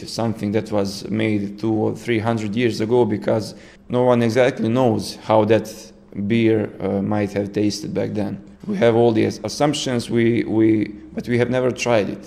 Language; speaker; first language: English; non-native, fluent; Serbian